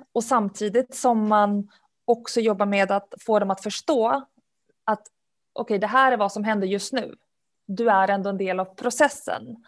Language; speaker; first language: Swedish; early bilingual, other home language; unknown